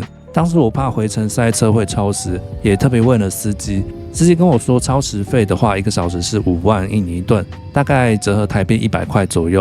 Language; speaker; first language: Chinese; native; Chinese